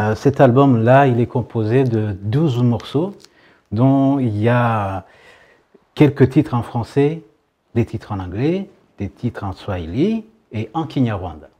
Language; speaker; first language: French; non-native, local second language; Kinyarwanda